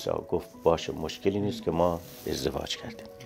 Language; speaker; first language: Persian; native; Persian